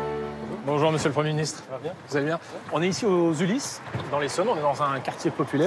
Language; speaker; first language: French; native; French